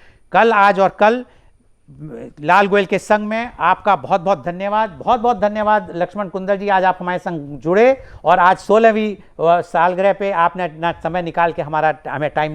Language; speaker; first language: Hindi; native; Hindi